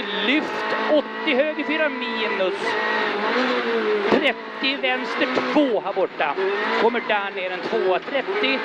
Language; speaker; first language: Swedish; native; Swedish